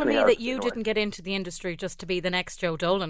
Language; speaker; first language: English; native; English